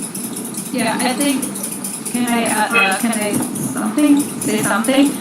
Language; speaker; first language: English; non-native, learner; Indonesian